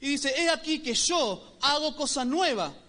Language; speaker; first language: Spanish; native; Spanish